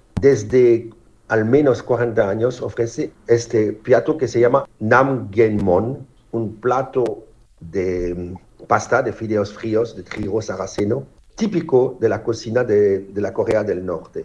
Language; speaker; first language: Spanish; non-native, fluent; French